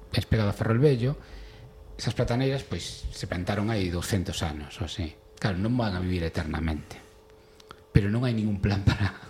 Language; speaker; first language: Galician; non-native, local second language; Spanish